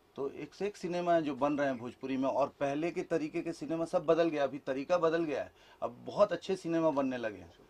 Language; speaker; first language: Hindi; native; Hindi